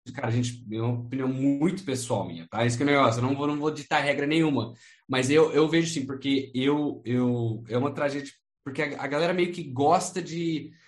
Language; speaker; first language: Portuguese; non-native, fluent; English